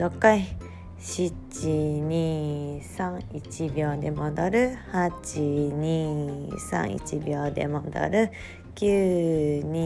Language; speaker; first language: Japanese; native; Japanese